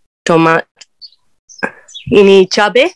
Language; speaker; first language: Indonesian; non-native, learner; English